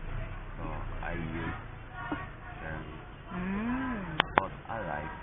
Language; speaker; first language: English; non-native, learner; Korean